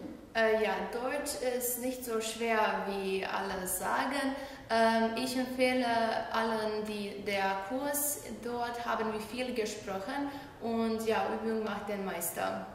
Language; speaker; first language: German; non-native, learner; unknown